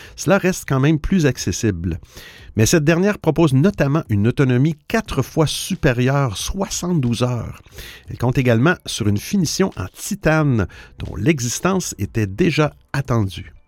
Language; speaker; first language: French; native; French